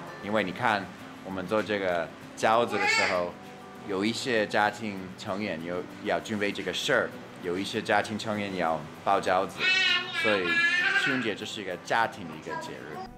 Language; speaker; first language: Chinese; non-native, fluent; English